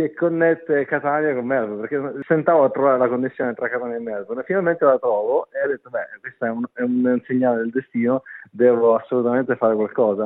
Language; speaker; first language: Italian; native; Italian